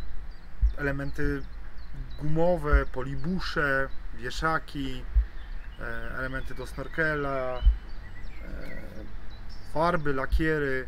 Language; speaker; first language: Polish; native; Polish